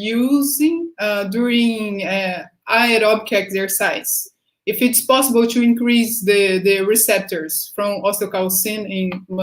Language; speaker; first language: English; non-native, fluent; Portuguese